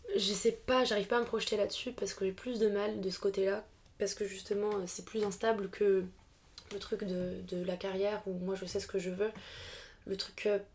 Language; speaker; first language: French; native; French